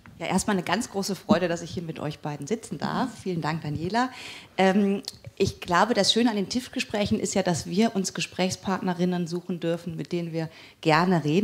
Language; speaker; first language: German; native; German